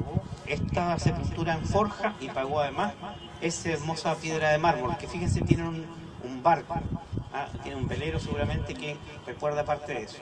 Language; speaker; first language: Spanish; native; Spanish